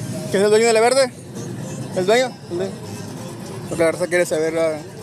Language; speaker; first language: Spanish; early bilingual, heritage; Spanish